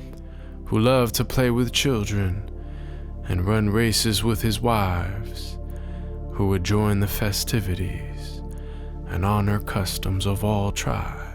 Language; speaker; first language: English; native; English